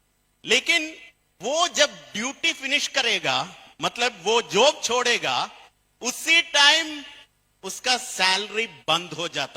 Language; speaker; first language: Hindi; non-native, local second language; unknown